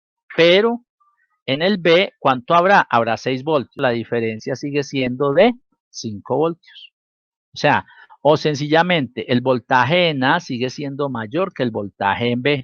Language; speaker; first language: Spanish; native; Spanish